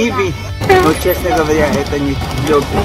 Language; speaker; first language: Russian; non-native, learner; Filipino